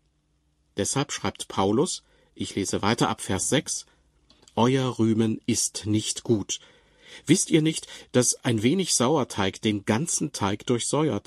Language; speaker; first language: German; native; German